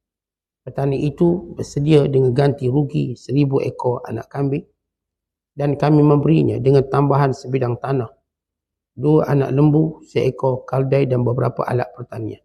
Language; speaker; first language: Malay; native; Malay